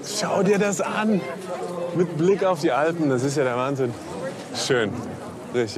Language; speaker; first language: German; native; German